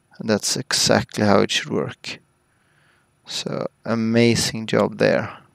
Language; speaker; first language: English; non-native, fluent; Swedish